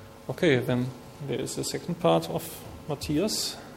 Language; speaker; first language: English; non-native, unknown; German